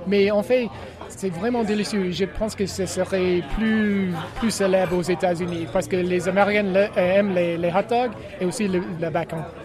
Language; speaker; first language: French; non-native, learner; English